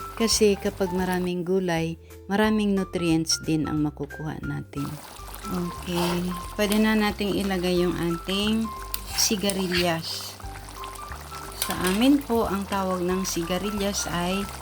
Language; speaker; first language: Filipino; non-native, local second language; Bikol